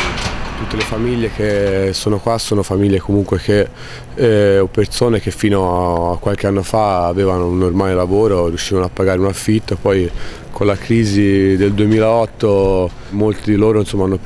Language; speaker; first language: Italian; native; Italian